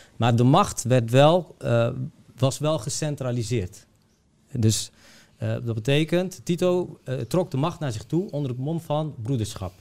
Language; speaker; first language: Dutch; early bilingual, other home language; Bosnian